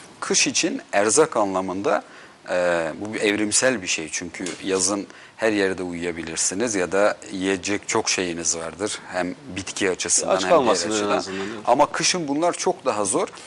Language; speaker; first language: Turkish; native; Turkish